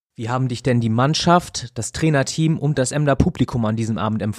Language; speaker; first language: German; native; German